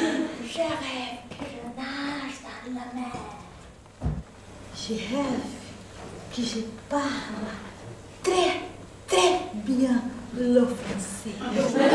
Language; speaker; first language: French; non-native, learner; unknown